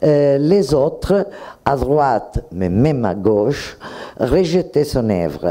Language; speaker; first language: French; non-native, fluent; Italian